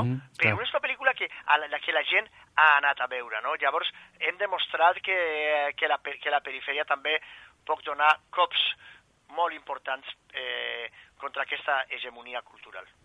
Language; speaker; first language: Catalan; non-native, fluent; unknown